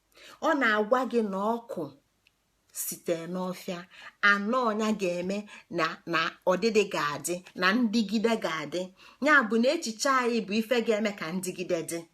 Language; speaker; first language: Igbo; native; Igbo